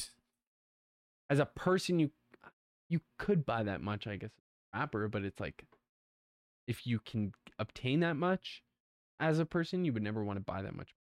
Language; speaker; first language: English; native; English